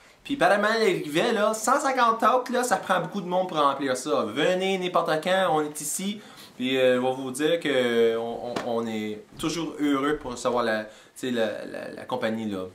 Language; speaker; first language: French; native; French